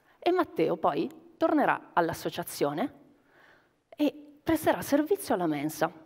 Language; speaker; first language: Italian; native; Italian